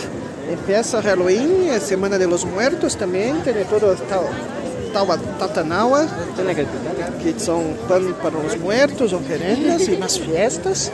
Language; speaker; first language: Spanish; non-native, fluent; Portuguese